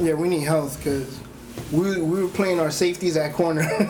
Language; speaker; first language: English; early bilingual, other home language; Spanish